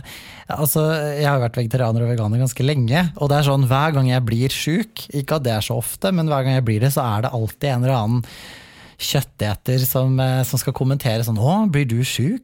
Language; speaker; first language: Norwegian; native; Norwegian